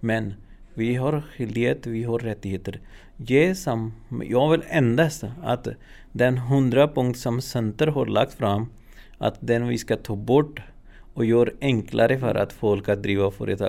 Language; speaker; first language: Swedish; non-native, fluent; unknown